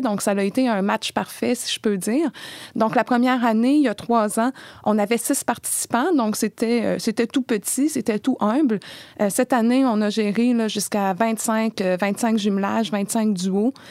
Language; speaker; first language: French; native; French